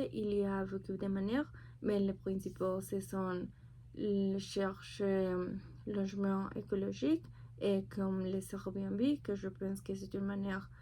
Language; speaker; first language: French; non-native, learner; Spanish